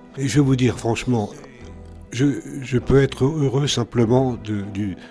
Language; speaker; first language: French; non-native, local second language; Swiss German